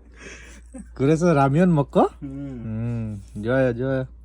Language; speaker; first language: Korean; non-native, learner; Bangla